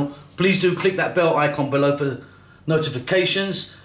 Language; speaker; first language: English; native; English